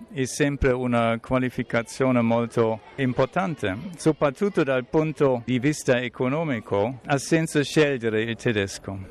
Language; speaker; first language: Italian; non-native, fluent; German